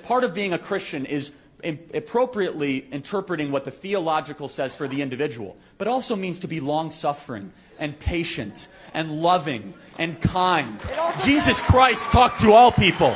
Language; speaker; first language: English; native; English